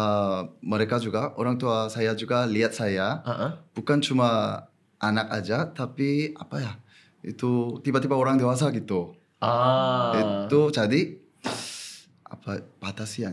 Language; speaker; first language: Indonesian; non-native, fluent; Korean